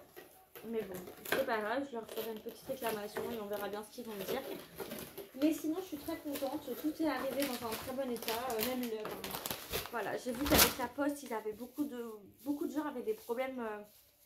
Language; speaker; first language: French; native; French